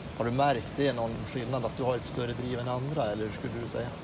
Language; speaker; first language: Swedish; native; Swedish